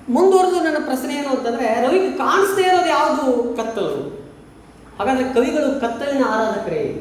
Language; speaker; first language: Kannada; native; Kannada